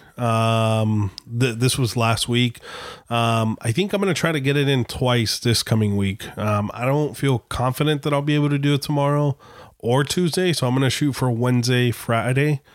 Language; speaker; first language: English; native; English